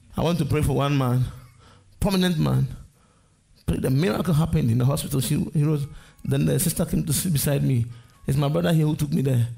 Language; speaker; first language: English; non-native, local second language; Akan